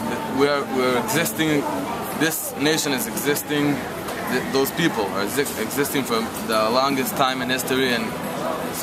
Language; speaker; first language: English; non-native, fluent; Hebrew